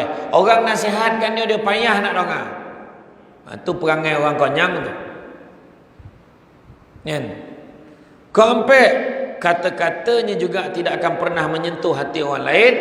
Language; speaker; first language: Malay; native; Malay